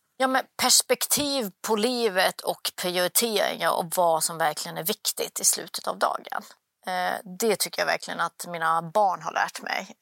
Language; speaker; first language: Swedish; early bilingual, other home language; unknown